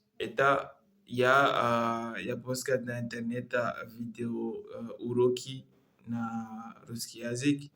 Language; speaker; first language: Russian; non-native, learner; Comorian